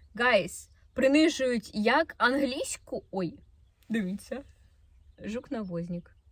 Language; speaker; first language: Ukrainian; non-native, local second language; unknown